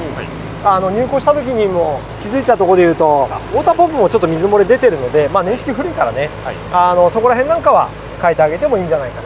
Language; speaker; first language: Japanese; native; Japanese